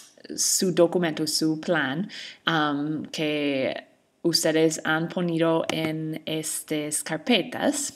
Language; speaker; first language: Spanish; non-native, learner; English